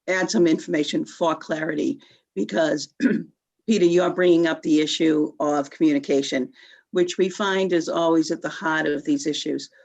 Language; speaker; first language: English; native; English